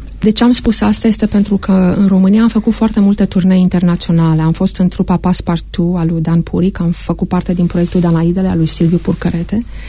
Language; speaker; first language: Romanian; native; Romanian